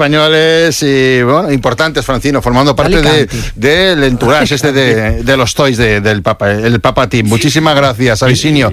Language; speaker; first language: Spanish; native; Spanish